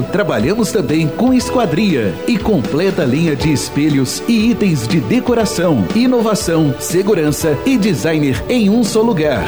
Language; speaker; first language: Portuguese; native; Portuguese